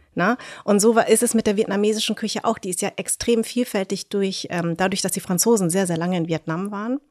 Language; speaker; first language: German; early bilingual, other home language; Vietnamese